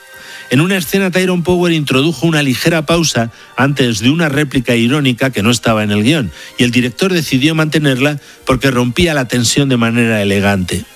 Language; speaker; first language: Spanish; native; Spanish